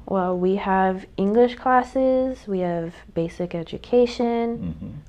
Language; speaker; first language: English; native; English